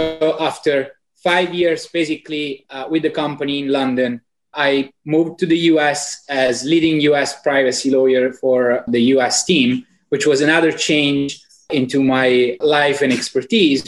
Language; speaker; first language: English; non-native, fluent; Italian